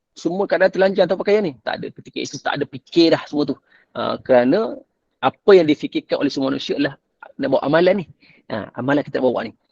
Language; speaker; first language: Malay; native; Malay